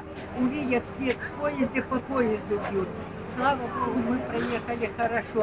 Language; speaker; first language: Russian; native; Russian